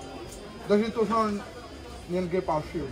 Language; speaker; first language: Chinese; non-native, learner; Bangla